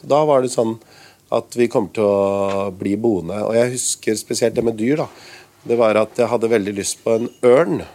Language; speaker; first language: Norwegian; early bilingual, other home language; Urdu